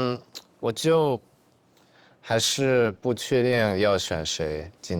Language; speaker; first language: Chinese; non-native, learner; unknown